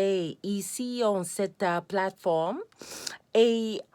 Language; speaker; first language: French; non-native, learner; English